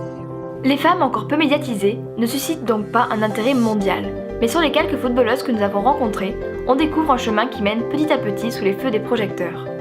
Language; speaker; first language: French; native; French